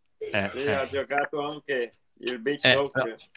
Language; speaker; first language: Italian; non-native, learner; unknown